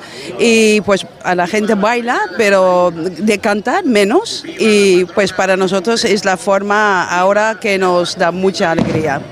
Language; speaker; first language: Spanish; non-native, fluent; Dutch